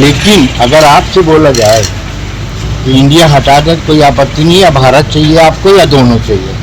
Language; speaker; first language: Hindi; native; Hindi